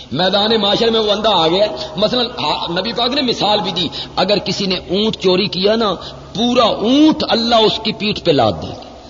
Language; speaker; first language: Urdu; non-native, local second language; Punjabi